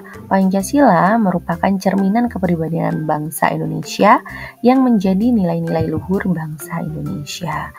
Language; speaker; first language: Indonesian; native; Indonesian